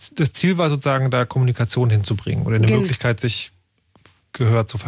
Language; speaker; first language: German; native; German